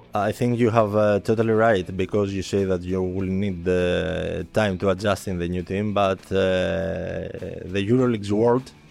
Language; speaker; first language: English; non-native, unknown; Greek